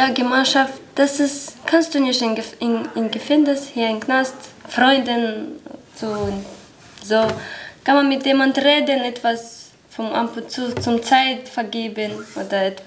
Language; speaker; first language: German; non-native, learner; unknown